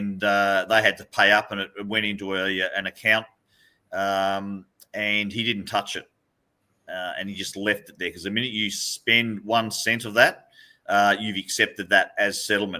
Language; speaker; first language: English; native; English